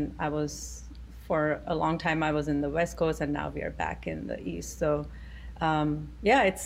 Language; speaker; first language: English; non-native, local second language; Gujarati